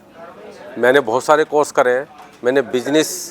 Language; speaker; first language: Hindi; native; Hindi